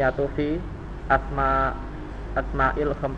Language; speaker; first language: Arabic; non-native, learner; Indonesian